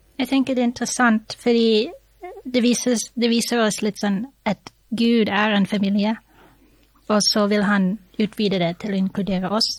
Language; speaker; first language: Norwegian; non-native, fluent; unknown